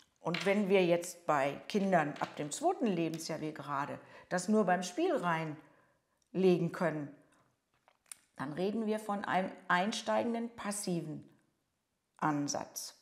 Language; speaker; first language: German; native; German